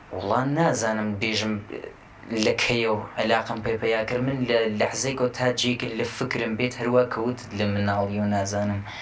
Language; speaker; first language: Central Kurdish; native; Central Kurdish